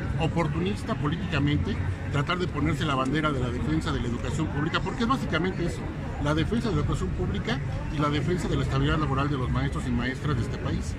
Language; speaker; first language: Spanish; native; Spanish